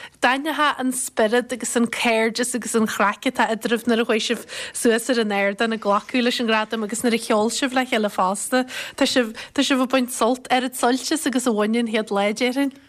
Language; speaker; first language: Irish; native; Irish